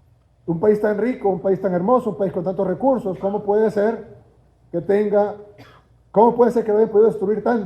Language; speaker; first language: Spanish; native; Spanish